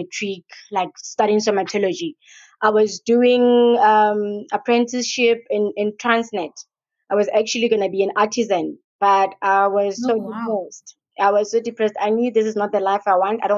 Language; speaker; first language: English; non-native, local second language; Tswana